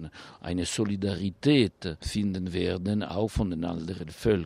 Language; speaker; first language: German; non-native, fluent; Italian